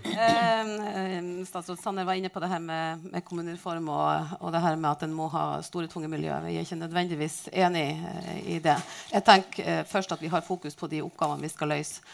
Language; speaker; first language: Norwegian; native; Norwegian